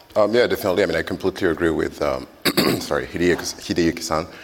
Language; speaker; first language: English; non-native, fluent; French